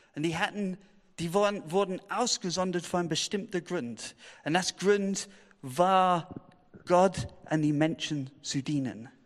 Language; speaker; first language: German; non-native, fluent; English